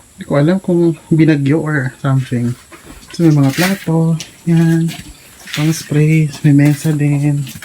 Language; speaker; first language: Filipino; non-native, local second language; Cebuano